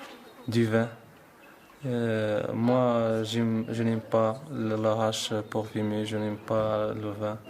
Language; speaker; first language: French; non-native, learner; Arabic